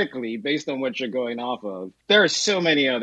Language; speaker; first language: English; non-native, local second language; Yoruba